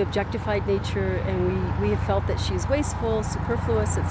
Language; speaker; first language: English; native; English